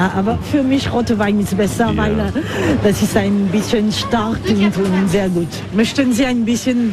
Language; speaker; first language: German; non-native, learner; French